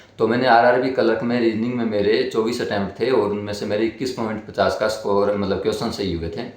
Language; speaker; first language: Hindi; native; Hindi